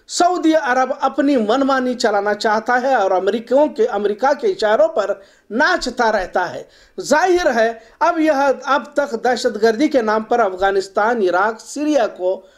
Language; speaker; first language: Urdu; native; Urdu